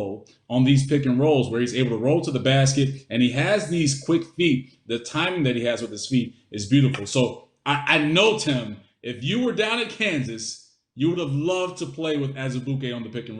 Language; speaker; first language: English; native; English